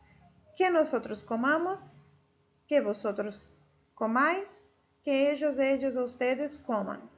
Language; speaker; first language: Spanish; non-native, fluent; Portuguese